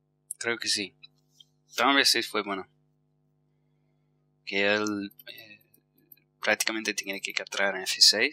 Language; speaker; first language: Spanish; non-native, fluent; English